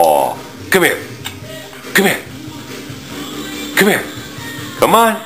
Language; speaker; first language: English; native; English